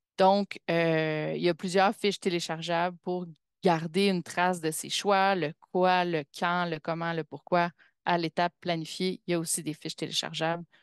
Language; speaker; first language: French; native; French